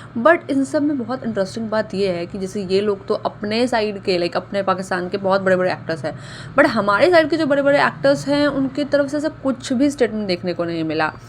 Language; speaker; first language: Hindi; native; Hindi